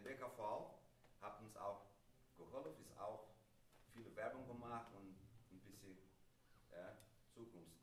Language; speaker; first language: German; non-native, learner; Portuguese